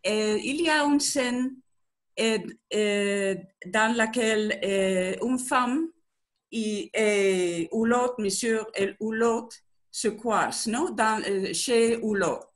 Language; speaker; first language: French; non-native, learner; Spanish